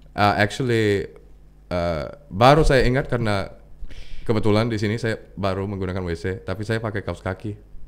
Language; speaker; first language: Indonesian; non-native, fluent; English